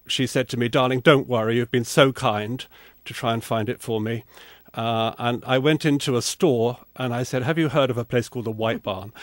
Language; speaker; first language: English; native; English